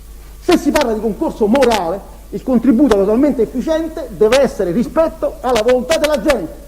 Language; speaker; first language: Italian; native; Italian